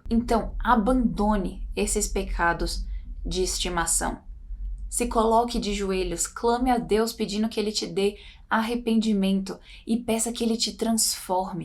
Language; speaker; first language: Portuguese; native; Portuguese